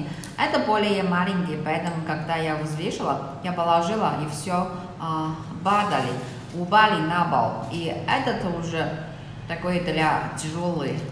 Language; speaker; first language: Russian; non-native, learner; Chinese